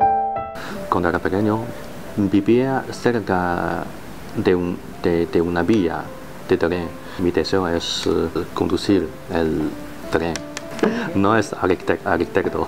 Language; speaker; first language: Spanish; non-native, learner; Chinese